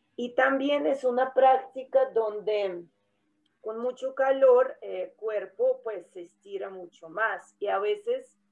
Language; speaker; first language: Spanish; non-native, fluent; Russian